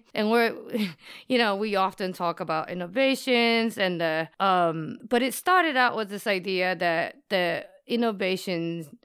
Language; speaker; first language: English; non-native, fluent; Japanese